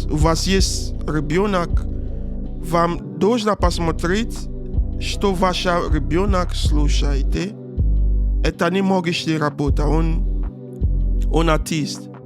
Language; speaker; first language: Russian; non-native, learner; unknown